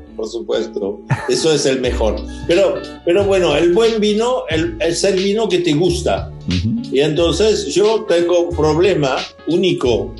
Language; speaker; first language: Spanish; non-native, fluent; French